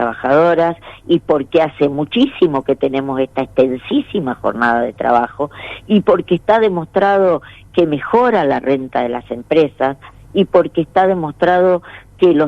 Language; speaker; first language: Spanish; native; Spanish